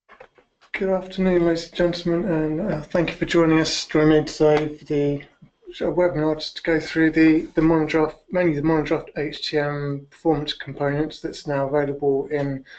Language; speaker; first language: English; native; English